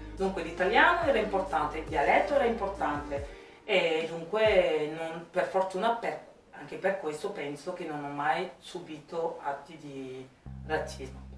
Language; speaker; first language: Italian; non-native, fluent; French